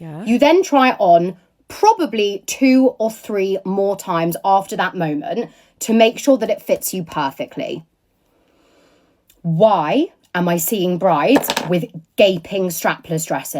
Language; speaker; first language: English; native; English